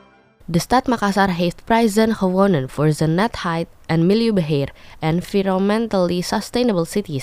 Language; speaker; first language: Dutch; non-native, fluent; Indonesian